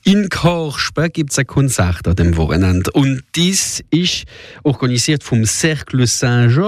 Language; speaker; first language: German; non-native, local second language; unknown